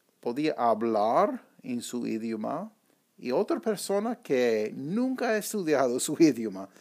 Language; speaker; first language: Spanish; non-native, fluent; English